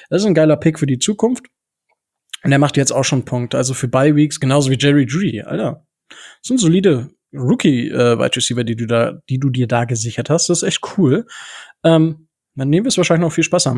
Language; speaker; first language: German; native; German